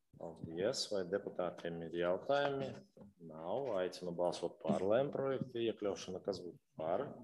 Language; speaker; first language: Latvian; non-native, local second language; Russian